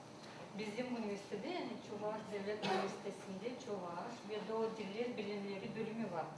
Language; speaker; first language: Turkish; non-native, fluent; Chuvash